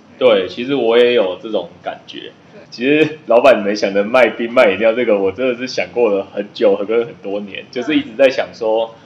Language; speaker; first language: Chinese; native; Chinese